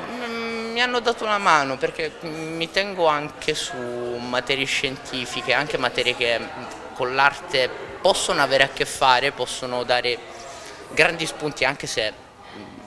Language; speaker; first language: Italian; native; Italian